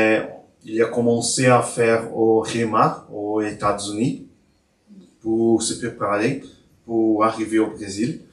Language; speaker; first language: French; non-native, learner; Portuguese